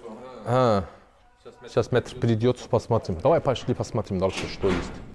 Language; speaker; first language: Russian; non-native, learner; Turkish